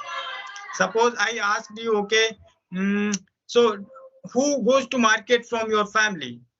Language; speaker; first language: English; non-native, local second language; Hindi